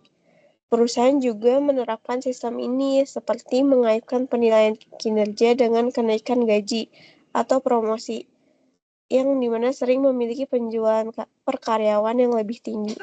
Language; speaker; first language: Indonesian; native; Indonesian